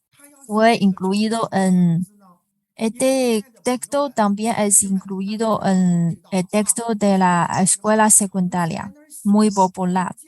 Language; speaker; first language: Spanish; non-native, fluent; Chinese